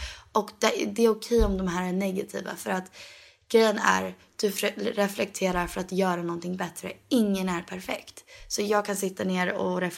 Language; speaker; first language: Swedish; early bilingual, heritage; Swedish